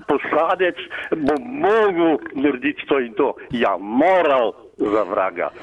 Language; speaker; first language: Slovenian; native; Slovenian